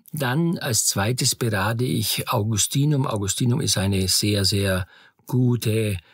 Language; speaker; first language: German; native; German